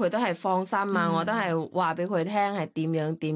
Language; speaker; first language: Cantonese; non-native, learner; Thai